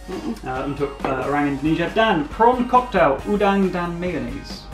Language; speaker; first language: Indonesian; non-native, learner; English